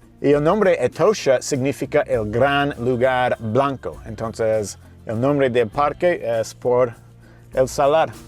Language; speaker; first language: Spanish; non-native, fluent; English